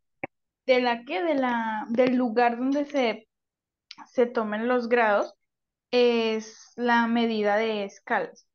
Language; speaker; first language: Spanish; native; Spanish